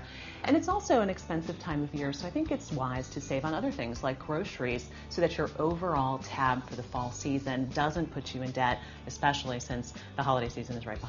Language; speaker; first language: English; native; English